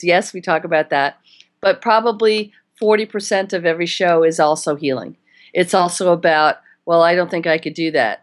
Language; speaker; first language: English; native; English